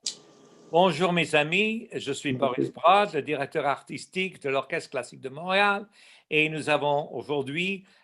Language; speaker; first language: French; non-native, local second language; English